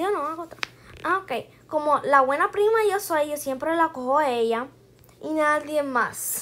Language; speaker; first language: Spanish; early bilingual, heritage; Spanish